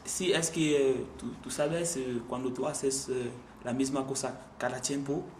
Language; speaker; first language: Spanish; non-native, learner; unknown